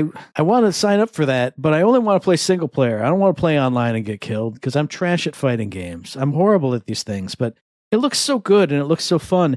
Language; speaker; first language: English; native; English